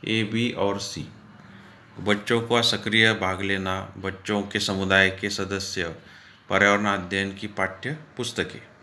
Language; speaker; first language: Hindi; non-native, local second language; Marathi